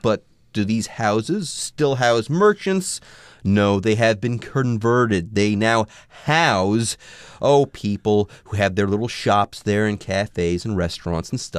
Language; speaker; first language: English; native; English